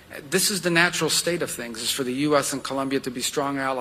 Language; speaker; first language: English; early bilingual, other home language; Spanish